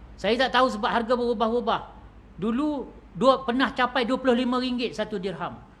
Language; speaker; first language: Malay; native; Malay